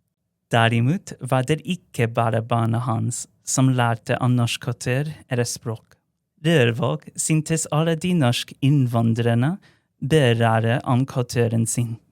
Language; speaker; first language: Norwegian; non-native, fluent; English